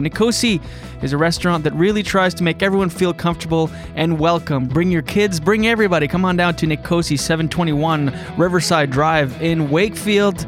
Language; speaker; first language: English; early bilingual, other home language; French